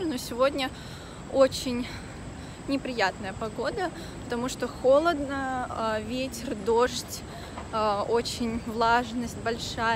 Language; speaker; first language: Russian; native; Russian